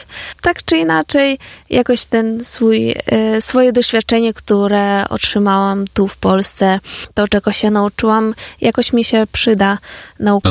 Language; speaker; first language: Polish; non-native, fluent; Ukrainian